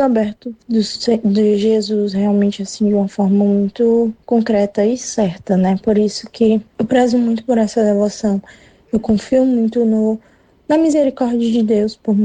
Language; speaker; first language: Portuguese; native; Portuguese